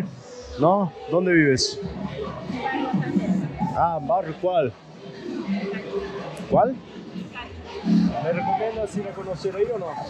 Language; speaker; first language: Spanish; non-native, learner; Portuguese